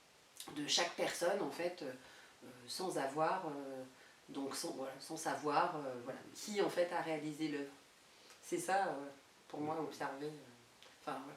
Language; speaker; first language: French; native; French